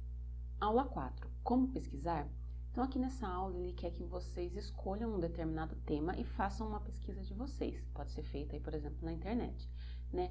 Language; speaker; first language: Portuguese; native; Portuguese